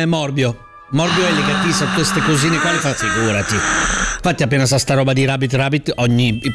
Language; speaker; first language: Italian; native; Italian